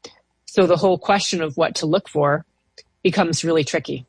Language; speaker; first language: English; native; English